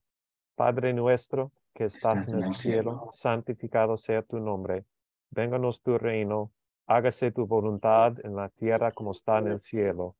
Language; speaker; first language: Spanish; non-native, learner; English